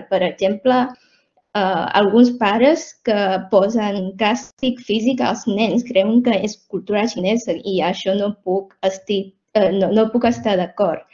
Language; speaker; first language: Catalan; non-native, fluent; Chinese